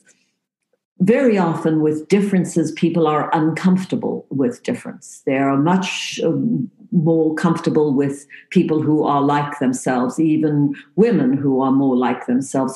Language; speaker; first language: English; native; English